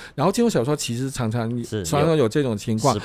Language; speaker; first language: Chinese; non-native, local second language; Cantonese